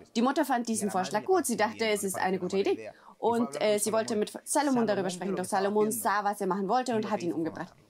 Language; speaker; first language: German; non-native, fluent; Spanish